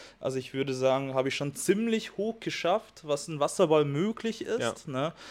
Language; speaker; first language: German; non-native, fluent; Hungarian